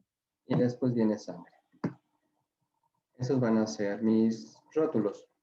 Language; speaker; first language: Spanish; native; Spanish